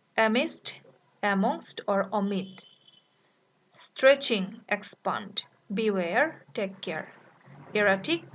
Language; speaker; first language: English; non-native, local second language; Bangla